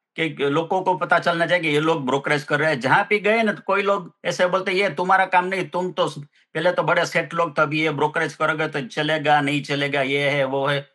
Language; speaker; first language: Hindi; non-native, local second language; Gujarati